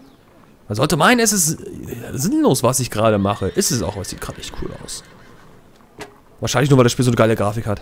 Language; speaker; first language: German; native; German